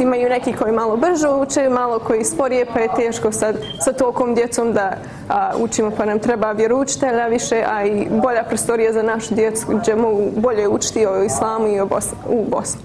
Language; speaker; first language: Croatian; early bilingual, heritage; English